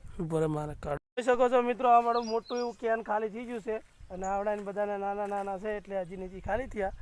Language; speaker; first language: Gujarati; non-native, local second language; Bhili